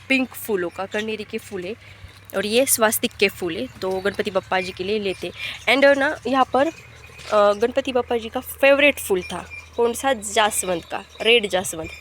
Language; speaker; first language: Hindi; non-native, local second language; Marathi